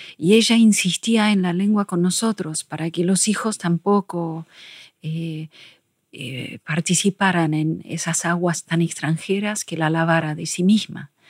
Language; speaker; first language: Spanish; non-native, fluent; English